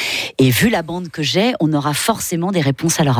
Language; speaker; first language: French; native; French